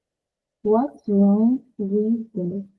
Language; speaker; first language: English; non-native, learner; Portuguese